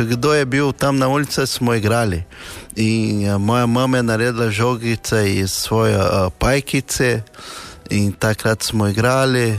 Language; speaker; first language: Slovenian; non-native, fluent; Portuguese